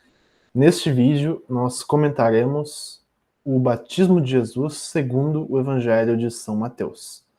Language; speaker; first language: Portuguese; native; Portuguese